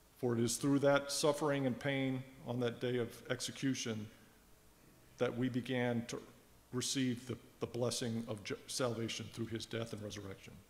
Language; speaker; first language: English; native; English